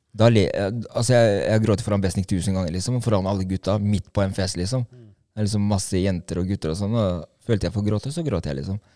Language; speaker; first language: Norwegian; early bilingual, other home language; Albanian